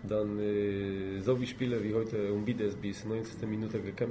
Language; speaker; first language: German; non-native, fluent; Polish